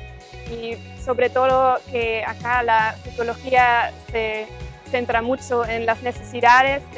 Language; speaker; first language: Spanish; non-native, fluent; German